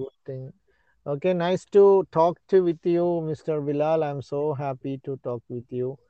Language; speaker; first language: English; non-native, learner; Malayalam